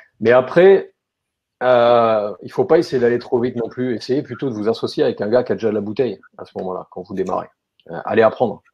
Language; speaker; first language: French; native; French